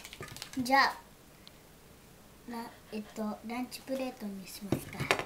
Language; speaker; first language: Japanese; early bilingual, other home language; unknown